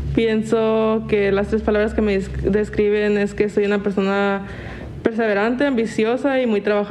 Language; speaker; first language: Spanish; native; Spanish